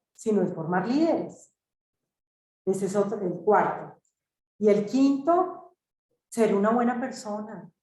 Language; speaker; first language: Spanish; native; Spanish